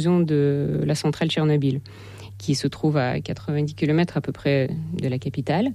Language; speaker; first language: French; non-native, fluent; Russian